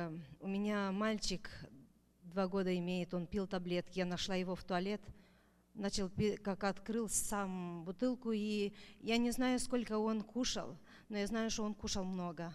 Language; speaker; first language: Russian; non-native, local second language; Romanian